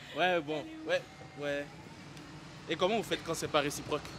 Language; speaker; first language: French; native; French